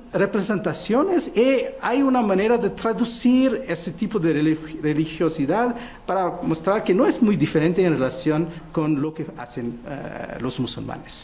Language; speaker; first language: Spanish; non-native, fluent; Portuguese